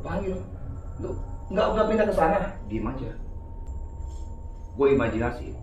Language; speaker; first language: Indonesian; native; Indonesian